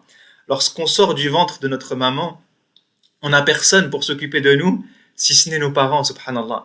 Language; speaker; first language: French; native; French